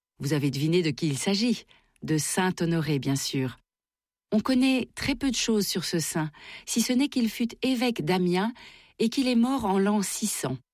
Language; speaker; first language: French; native; French